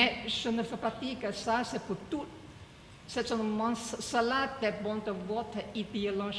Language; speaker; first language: French; non-native, learner; Chinese